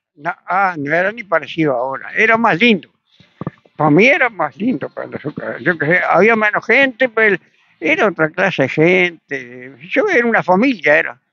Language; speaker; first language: Spanish; native; Spanish